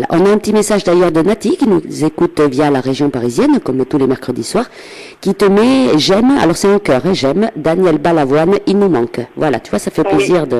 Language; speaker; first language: French; native; French